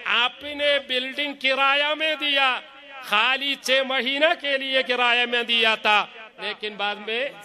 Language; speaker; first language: Hindi; non-native, local second language; Malayalam